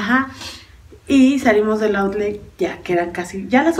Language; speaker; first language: Spanish; native; Spanish